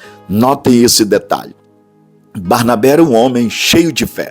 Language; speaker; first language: Portuguese; native; Portuguese